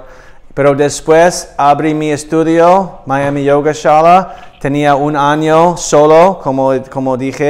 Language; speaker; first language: Spanish; non-native, learner; English